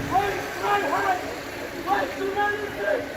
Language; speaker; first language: German; non-native, learner; Tajik